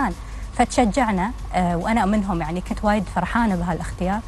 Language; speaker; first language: Arabic; native; Arabic